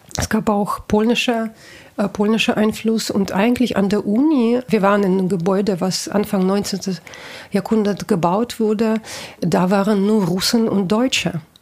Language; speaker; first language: German; non-native, fluent; Russian